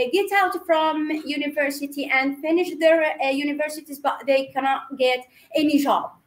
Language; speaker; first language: English; non-native, fluent; Arabic